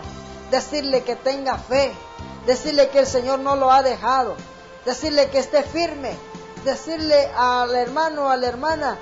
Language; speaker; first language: Spanish; native; Spanish